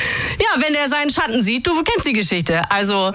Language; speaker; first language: German; native; German